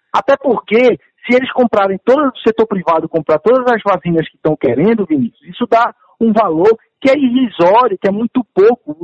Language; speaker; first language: Portuguese; native; Portuguese